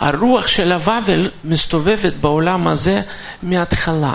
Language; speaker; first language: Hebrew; non-native, fluent; Russian